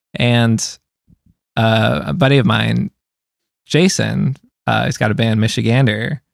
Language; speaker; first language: English; native; English